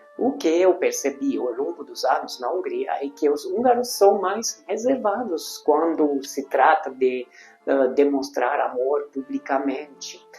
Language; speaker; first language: Portuguese; non-native, fluent; Hungarian